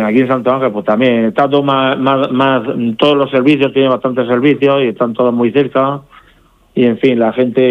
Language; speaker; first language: Spanish; native; Spanish